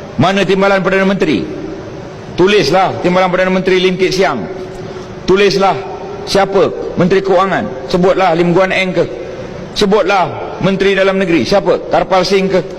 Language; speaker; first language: Malay; native; Malay